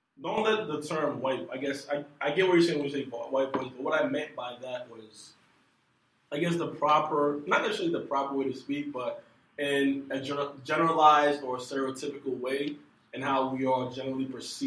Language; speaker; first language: English; non-native, local second language; Akan